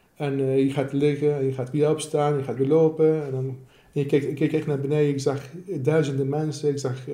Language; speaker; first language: Dutch; early bilingual, other home language; Arabic